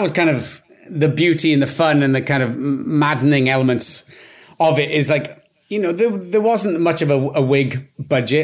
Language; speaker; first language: English; non-native, local second language; Welsh